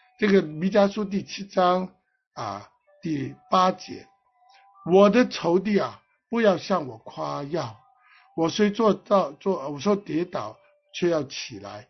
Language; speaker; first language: Chinese; non-native, local second language; Cantonese